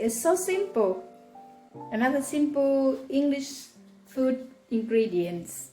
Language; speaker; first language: English; non-native, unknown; Thai